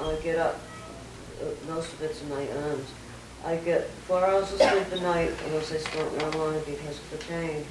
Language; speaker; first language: English; native; English